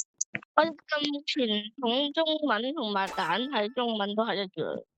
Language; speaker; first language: Chinese; early bilingual, heritage; Cantonese